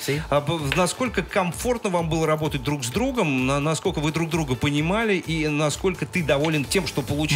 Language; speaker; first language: Russian; native; Russian